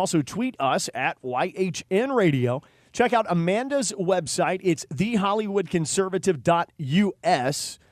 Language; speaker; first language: English; native; English